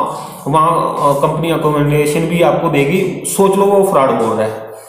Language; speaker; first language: Hindi; native; Hindi